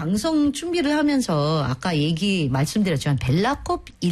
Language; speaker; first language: Korean; non-native, fluent; Filipino